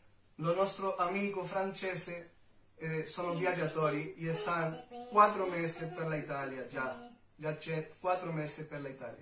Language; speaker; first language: Italian; non-native, learner; Spanish